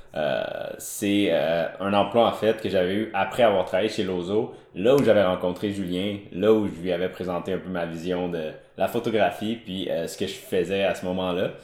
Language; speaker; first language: French; native; French